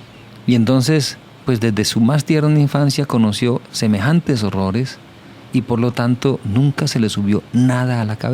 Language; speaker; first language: Spanish; native; Spanish